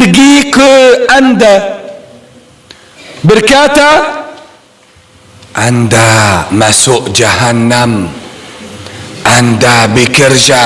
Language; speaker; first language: Indonesian; non-native, learner; Arabic